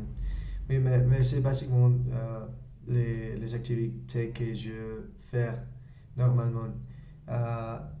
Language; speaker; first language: French; non-native, learner; Spanish